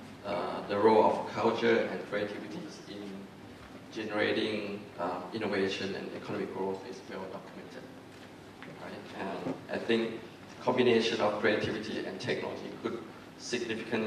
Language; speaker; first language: English; non-native, fluent; Thai